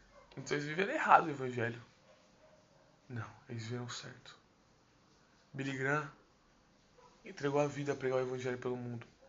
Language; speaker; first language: Portuguese; native; Portuguese